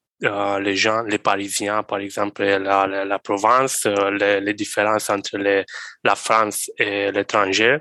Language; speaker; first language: French; non-native, learner; Romanian